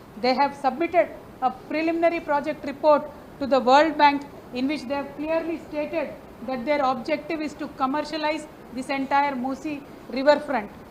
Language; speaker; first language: English; non-native, local second language; Telugu